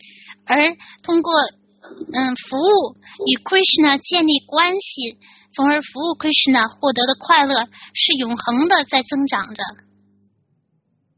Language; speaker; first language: Chinese; native; Chinese